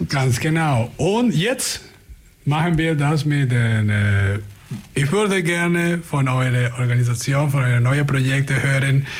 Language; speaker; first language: German; non-native, fluent; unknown